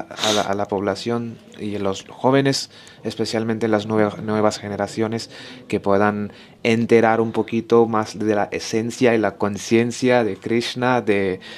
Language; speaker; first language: Spanish; non-native, learner; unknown